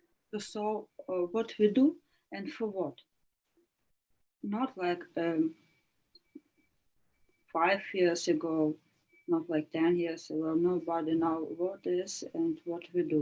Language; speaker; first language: English; non-native, learner; Ukrainian